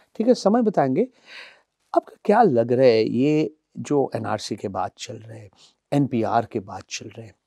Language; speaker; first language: Hindi; non-native, local second language; Bangla